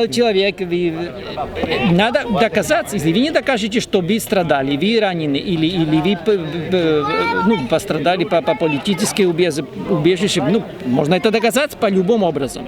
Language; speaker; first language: Russian; non-native, fluent; Spanish